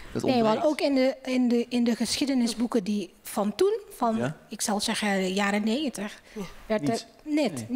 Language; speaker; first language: Dutch; non-native, fluent; Indonesian